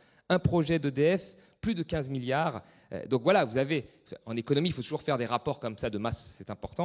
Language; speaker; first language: French; native; French